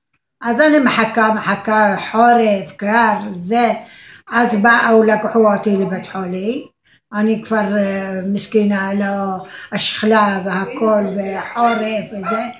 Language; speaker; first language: Hebrew; non-native, learner; Arabic